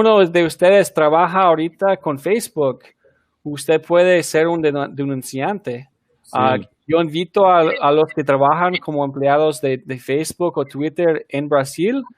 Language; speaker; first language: Spanish; early bilingual, heritage; Spanish